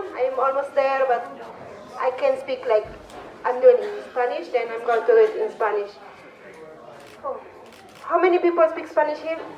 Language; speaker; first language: English; non-native, learner; Spanish